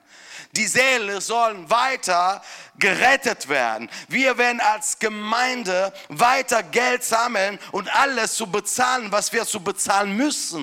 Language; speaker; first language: German; non-native, fluent; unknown